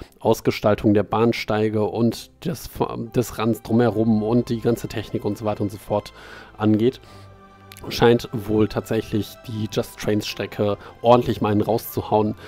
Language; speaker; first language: German; native; German